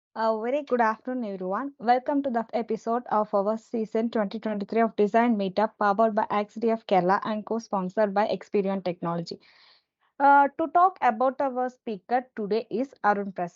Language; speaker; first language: English; non-native, local second language; Malayalam